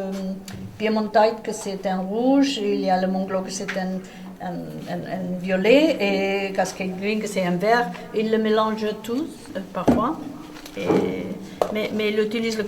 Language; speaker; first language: French; non-native, learner; Spanish